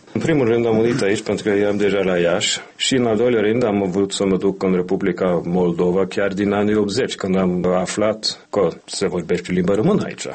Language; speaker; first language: Romanian; non-native, fluent; Norwegian